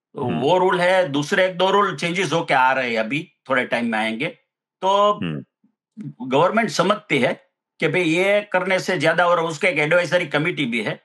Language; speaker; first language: Hindi; non-native, local second language; Gujarati